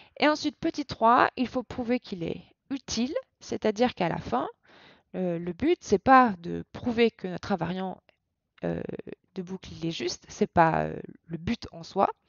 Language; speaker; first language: French; native; French